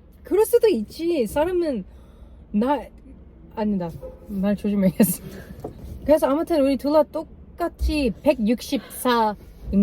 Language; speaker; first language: Korean; non-native, learner; English